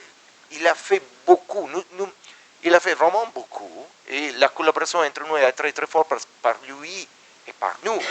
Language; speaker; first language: French; non-native, learner; Italian